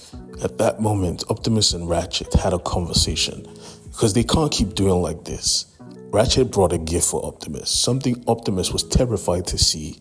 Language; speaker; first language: English; native; English